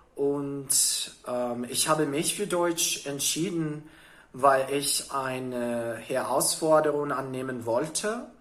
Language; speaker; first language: German; non-native, learner; Spanish